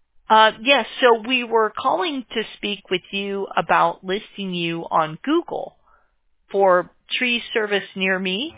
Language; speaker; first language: English; native; English